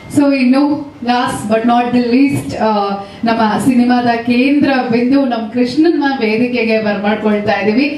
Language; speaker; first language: Kannada; native; Kannada